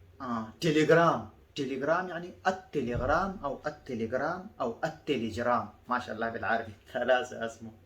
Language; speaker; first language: Arabic; non-native, fluent; Pashto